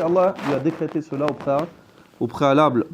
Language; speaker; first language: French; native; French